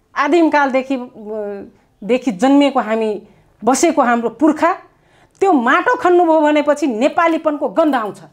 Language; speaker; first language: Nepali; non-native, local second language; Dangaura Tharu